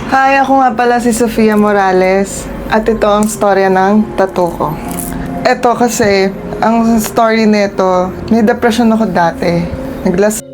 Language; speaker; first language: Filipino; non-native, local second language; Cebuano